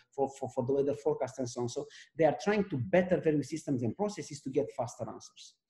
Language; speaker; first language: English; non-native, fluent; Romanian